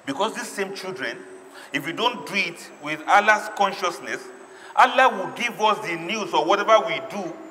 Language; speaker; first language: English; non-native, local second language; Yoruba